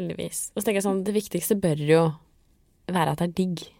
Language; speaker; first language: Norwegian; native; Norwegian